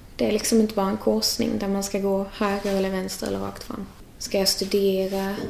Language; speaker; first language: Swedish; native; Swedish